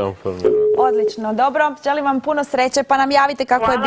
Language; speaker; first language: Croatian; native; Croatian